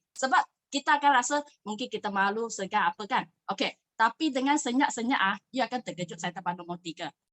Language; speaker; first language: Malay; non-native, local second language; Chinese